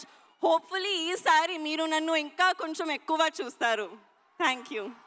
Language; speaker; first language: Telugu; non-native, learner; Hindi